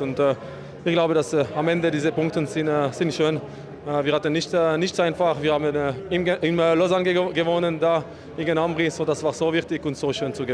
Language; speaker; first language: German; non-native, learner; French